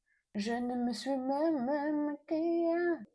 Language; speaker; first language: French; non-native, learner; Russian